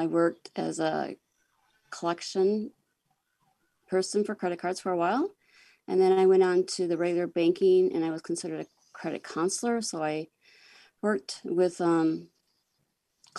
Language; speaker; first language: English; native; English